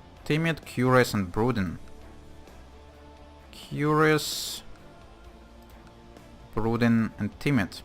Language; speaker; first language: English; non-native, fluent; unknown